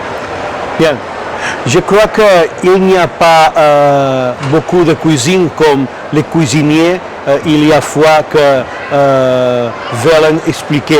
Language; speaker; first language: French; non-native, learner; Catalan